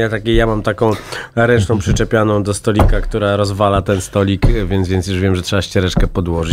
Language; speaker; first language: Polish; native; Polish